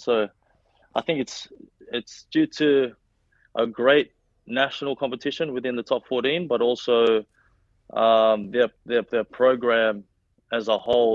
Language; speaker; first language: English; non-native, local second language; Fijian